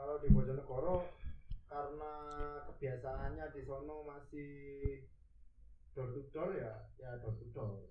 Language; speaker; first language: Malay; non-native, local second language; Javanese